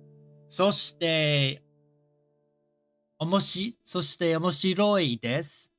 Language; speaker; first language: Japanese; non-native, learner; English